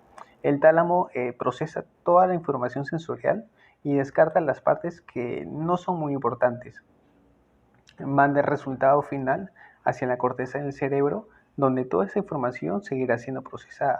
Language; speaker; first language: Spanish; native; Spanish